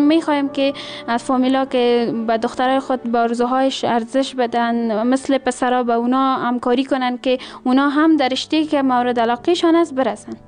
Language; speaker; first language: Persian; native; Persian